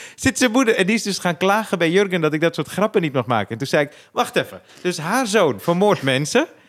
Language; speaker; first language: Dutch; native; Dutch